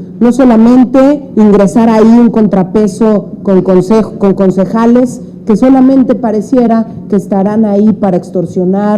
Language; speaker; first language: Spanish; native; Spanish